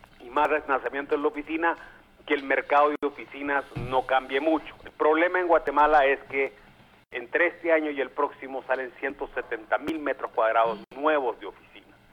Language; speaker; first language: Spanish; native; Spanish